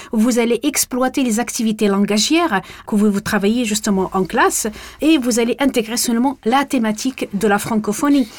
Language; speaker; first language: French; non-native, local second language; Arabic